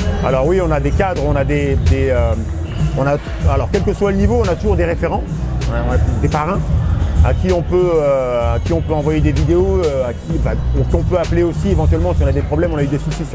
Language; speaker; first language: French; native; French